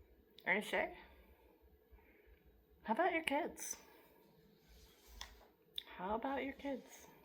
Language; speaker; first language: English; native; English